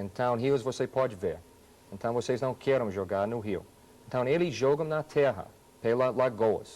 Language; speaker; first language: Portuguese; non-native, fluent; English